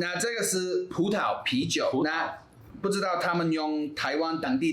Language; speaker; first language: Chinese; non-native, fluent; English